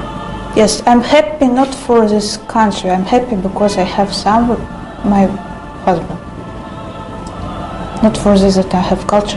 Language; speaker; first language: English; non-native, learner; Russian